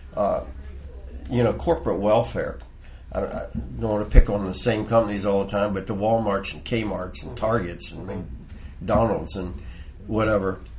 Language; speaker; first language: English; native; English